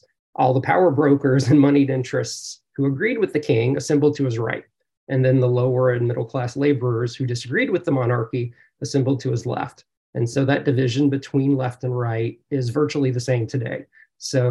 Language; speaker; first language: English; native; English